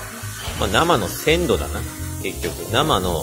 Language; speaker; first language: Japanese; native; Japanese